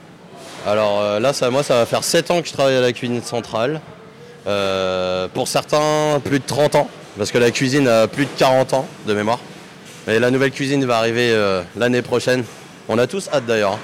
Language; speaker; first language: French; native; French